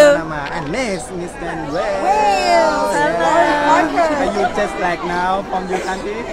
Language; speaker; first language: English; non-native, learner; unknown